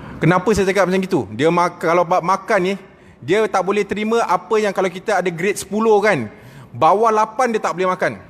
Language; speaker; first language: Malay; native; Malay